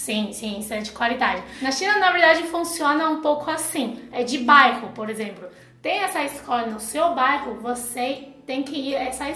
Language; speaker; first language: Portuguese; non-native, fluent; Chinese